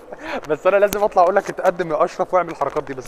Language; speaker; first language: Arabic; native; Arabic